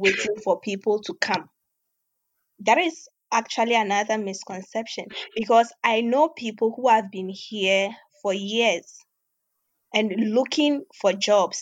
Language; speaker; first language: English; non-native, local second language; Ewe